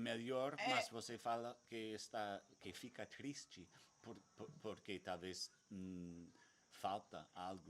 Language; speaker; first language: Portuguese; non-native, learner; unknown